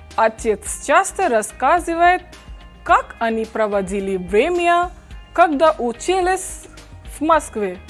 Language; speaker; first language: Russian; non-native, fluent; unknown